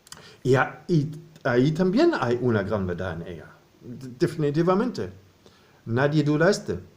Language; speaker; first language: Spanish; non-native, fluent; German